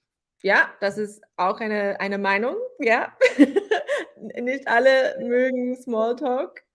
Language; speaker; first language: German; non-native, fluent; English